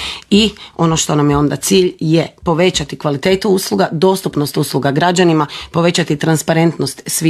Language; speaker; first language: Croatian; native; Croatian